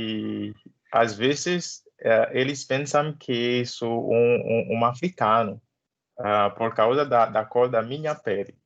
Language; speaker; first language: Portuguese; non-native, learner; Haitian Creole